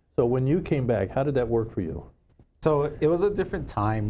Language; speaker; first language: English; native; English